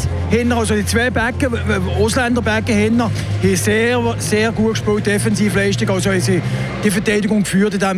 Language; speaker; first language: German; native; German